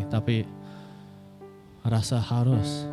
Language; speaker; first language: Indonesian; non-native, fluent; English